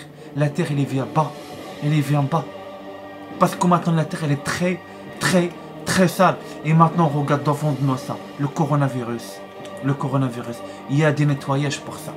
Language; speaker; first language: French; non-native, learner; Arabic